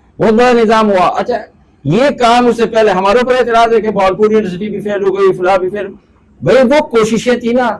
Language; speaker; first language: Urdu; non-native, local second language; Pashto